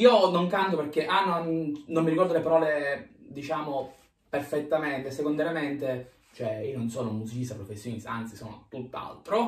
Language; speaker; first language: Italian; native; Italian